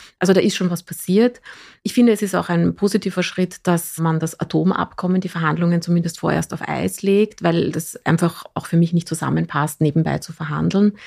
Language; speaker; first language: German; early bilingual, other home language; Persian